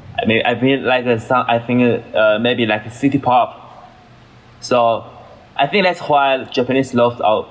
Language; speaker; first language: English; non-native, learner; Chinese